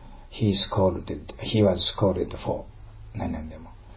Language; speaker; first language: English; non-native, fluent; Japanese